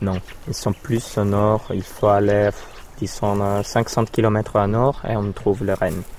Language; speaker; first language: French; non-native, fluent; Finnish